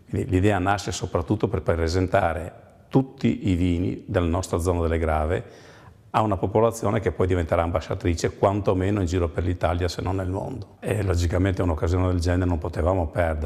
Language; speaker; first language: Italian; native; Italian